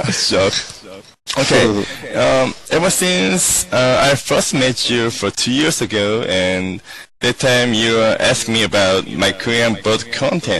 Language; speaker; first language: English; non-native, learner; Korean